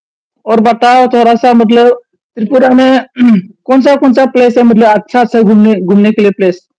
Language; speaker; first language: Hindi; non-native, local second language; Bodo